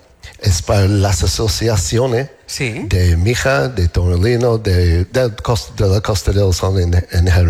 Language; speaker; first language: Spanish; non-native, learner; English